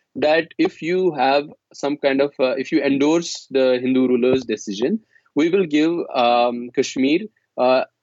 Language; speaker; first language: English; non-native, local second language; Kashmiri